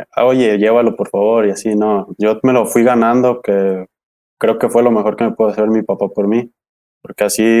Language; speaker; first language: Spanish; native; Spanish